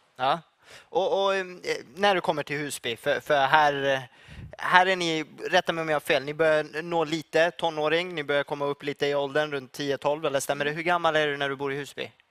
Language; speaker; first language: Swedish; native; Swedish